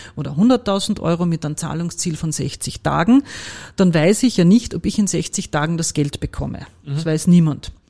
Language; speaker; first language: German; native; German